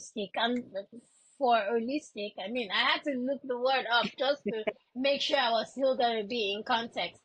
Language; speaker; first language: English; non-native, local second language; Yoruba